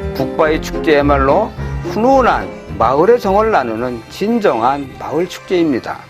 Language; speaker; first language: Korean; native; Korean